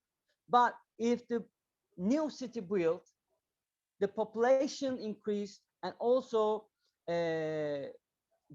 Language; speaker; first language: English; non-native, learner; Turkish